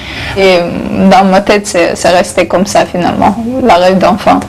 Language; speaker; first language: French; non-native, fluent; Chechen